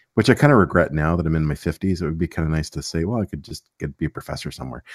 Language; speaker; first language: English; native; English